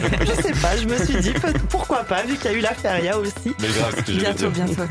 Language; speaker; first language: French; native; French